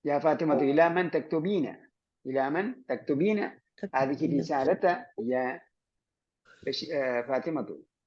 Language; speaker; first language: Arabic; non-native, fluent; Malayalam